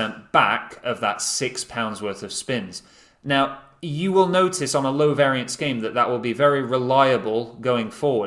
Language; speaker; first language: English; native; English